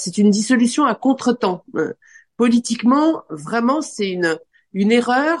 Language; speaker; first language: French; native; French